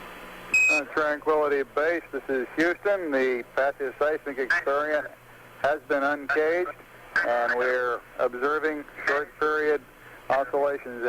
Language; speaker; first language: English; native; English